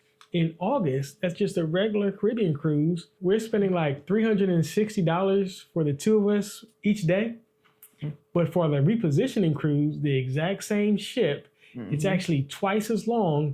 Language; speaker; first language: English; native; English